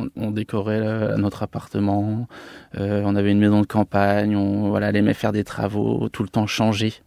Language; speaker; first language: French; native; French